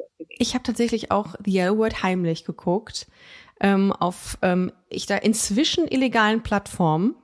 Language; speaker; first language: German; native; German